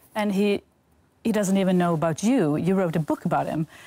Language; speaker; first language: English; non-native, fluent; Swedish